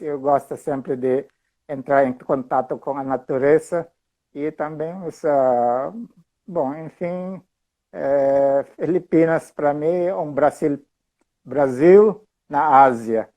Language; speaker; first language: Portuguese; non-native, fluent; Filipino